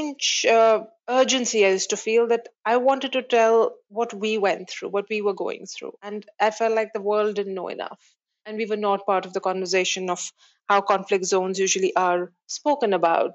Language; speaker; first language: English; non-native, local second language; Kashmiri